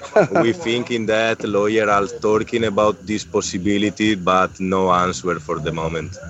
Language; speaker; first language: English; non-native, fluent; Italian